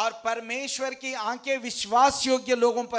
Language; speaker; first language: Hindi; native; Hindi